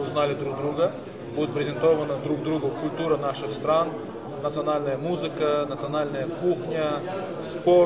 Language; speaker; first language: Russian; non-native, local second language; Azerbaijani